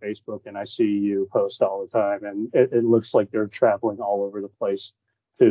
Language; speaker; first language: English; non-native, local second language; Cantonese